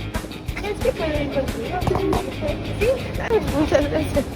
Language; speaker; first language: Spanish; non-native, learner; Portuguese